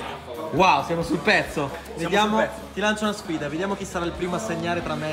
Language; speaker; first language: Italian; native; Italian